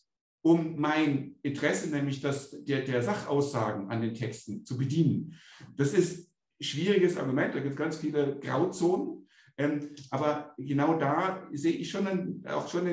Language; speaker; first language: German; native; German